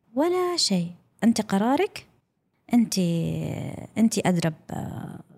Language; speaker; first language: Arabic; non-native, local second language; English